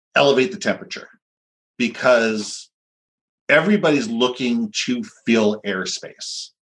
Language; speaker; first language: English; native; English